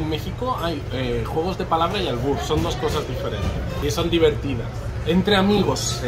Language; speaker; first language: Spanish; native; Spanish